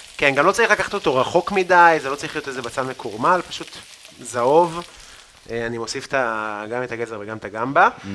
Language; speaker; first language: Hebrew; native; Hebrew